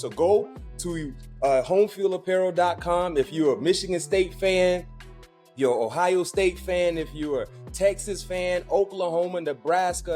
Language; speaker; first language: English; native; English